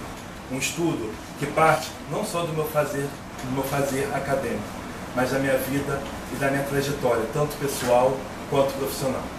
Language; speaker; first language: Portuguese; native; Portuguese